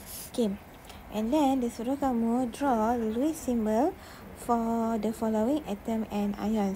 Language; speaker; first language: English; non-native, local second language; Malay